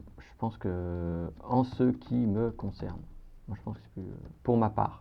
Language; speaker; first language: French; native; French